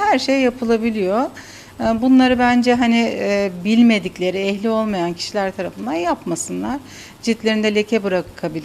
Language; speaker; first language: Turkish; native; Turkish